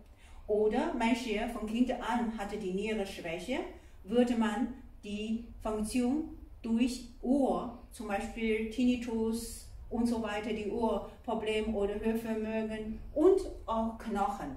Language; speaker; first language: German; non-native, fluent; Chinese